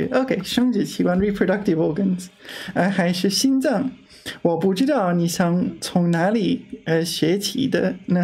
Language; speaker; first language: Chinese; non-native, learner; English